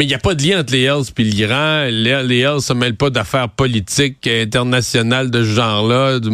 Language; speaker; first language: French; native; French